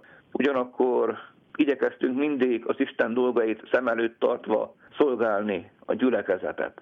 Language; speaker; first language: Hungarian; native; Hungarian